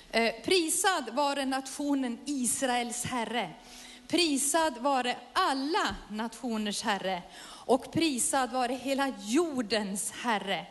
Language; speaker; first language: Swedish; native; Swedish